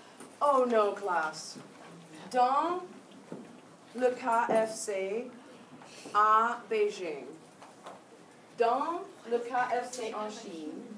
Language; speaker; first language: French; non-native, fluent; English